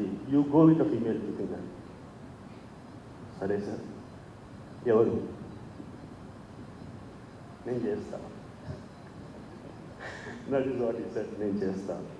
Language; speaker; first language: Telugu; native; Telugu